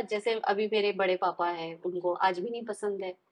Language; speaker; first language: Hindi; native; Hindi